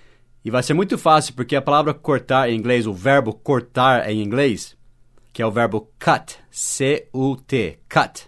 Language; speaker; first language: Portuguese; non-native, fluent; English